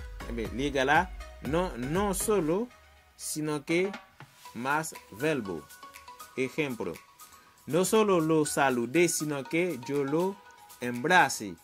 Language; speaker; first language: Spanish; non-native, fluent; Haitian Creole